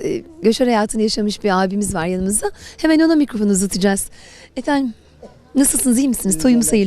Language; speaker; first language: Turkish; native; Turkish